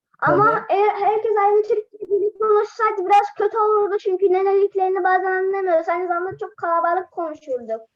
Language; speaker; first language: Turkish; early bilingual, heritage; Turkish